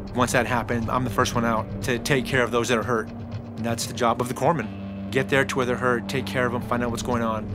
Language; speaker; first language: English; native; English